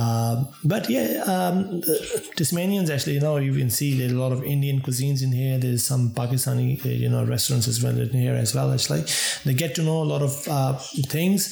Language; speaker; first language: English; non-native, local second language; Urdu